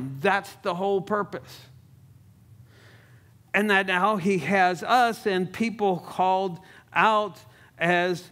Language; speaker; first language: English; native; English